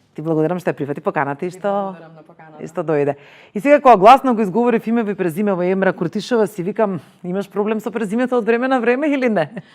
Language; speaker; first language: Macedonian; native; Macedonian